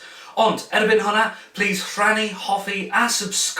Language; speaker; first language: Welsh; non-native, local second language; English